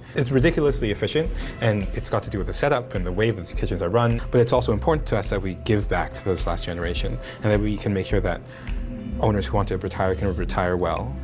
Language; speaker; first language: English; non-native, local second language; Cantonese